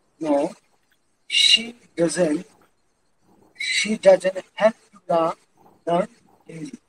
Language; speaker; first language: English; non-native, learner; Bangla